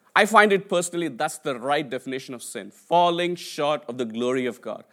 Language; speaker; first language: English; non-native, local second language; Telugu